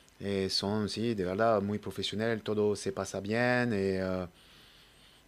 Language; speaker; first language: Spanish; non-native, learner; French